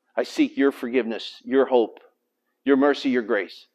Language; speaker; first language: English; native; English